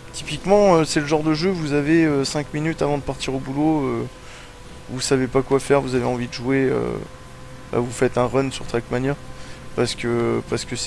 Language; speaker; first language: French; native; French